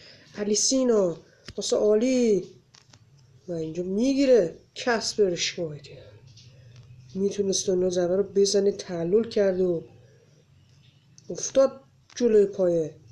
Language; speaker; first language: Persian; native; Persian